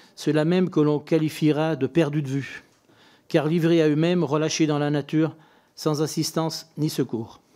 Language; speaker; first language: French; native; French